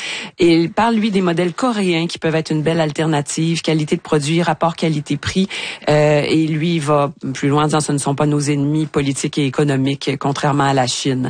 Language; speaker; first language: French; native; French